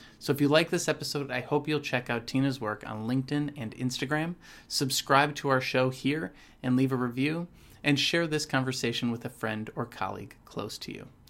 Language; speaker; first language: English; native; English